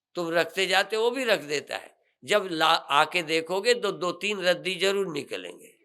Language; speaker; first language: Hindi; native; Hindi